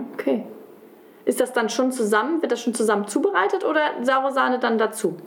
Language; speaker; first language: German; non-native, fluent; Russian